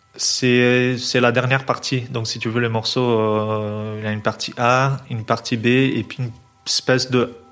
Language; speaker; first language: French; non-native, fluent; Portuguese